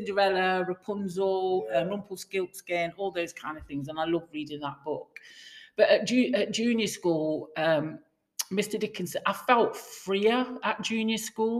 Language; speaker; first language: English; native; English